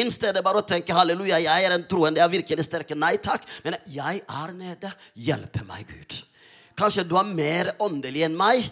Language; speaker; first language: Norwegian; non-native, fluent; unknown